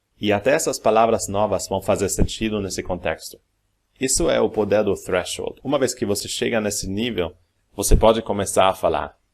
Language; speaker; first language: Portuguese; non-native, fluent; German